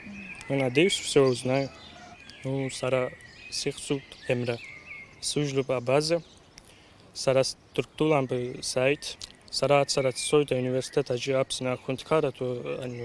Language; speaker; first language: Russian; non-native, learner; Turkish